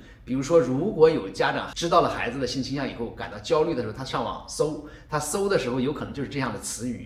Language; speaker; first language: Chinese; native; Chinese